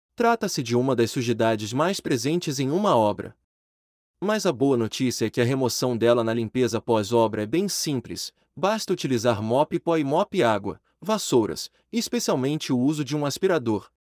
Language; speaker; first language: Portuguese; native; Portuguese